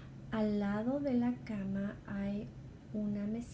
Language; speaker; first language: Spanish; non-native, fluent; English